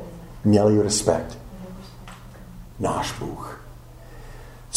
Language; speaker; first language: Czech; non-native, fluent; English